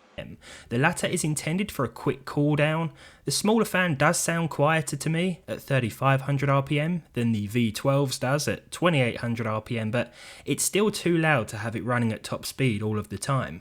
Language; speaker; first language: English; native; English